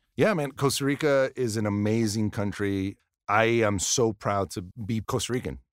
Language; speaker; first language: English; early bilingual, other home language; Spanish